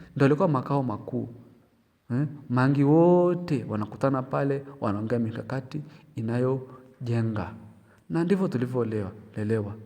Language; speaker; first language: Swahili; non-native, local second language; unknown